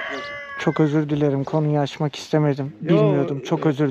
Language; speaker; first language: Turkish; native; Turkish